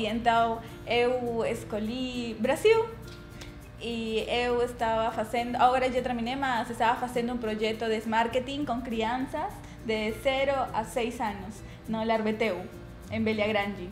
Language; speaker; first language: Portuguese; non-native, learner; Spanish